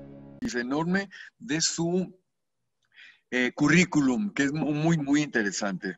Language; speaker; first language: Spanish; native; Spanish